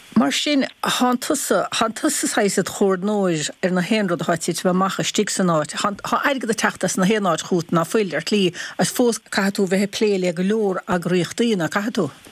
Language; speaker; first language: Irish; native; Irish